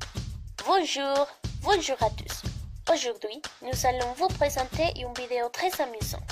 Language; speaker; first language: French; non-native, learner; Spanish